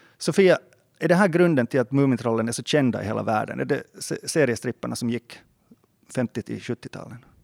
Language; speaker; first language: Swedish; native; Swedish